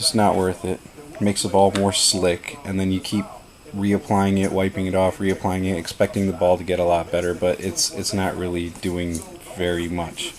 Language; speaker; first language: English; native; English